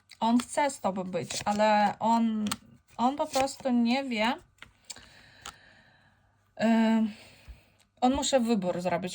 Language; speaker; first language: Polish; non-native, fluent; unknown